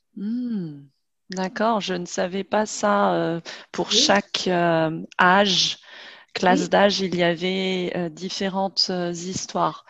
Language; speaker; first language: French; native; French